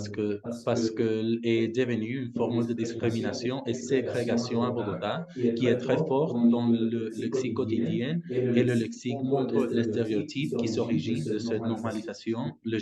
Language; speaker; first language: French; non-native, learner; Spanish